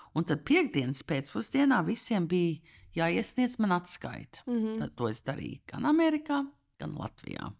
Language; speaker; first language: Latvian; early bilingual, heritage; Latvian